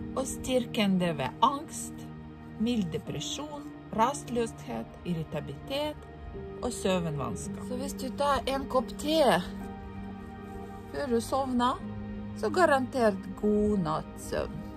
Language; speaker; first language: Norwegian; non-native, fluent; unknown